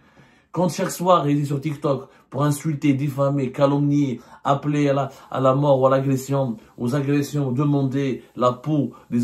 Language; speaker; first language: French; non-native, local second language; Arabic